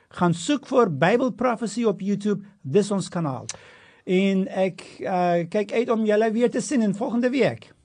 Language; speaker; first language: Afrikaans; non-native, fluent; Turkish